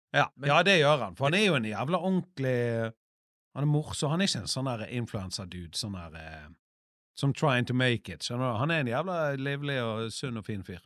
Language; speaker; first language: Norwegian; native; Norwegian